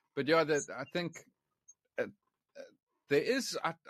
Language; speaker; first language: English; non-native, local second language; Afrikaans